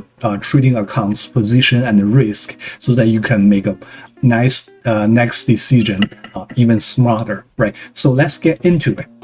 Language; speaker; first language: English; non-native, fluent; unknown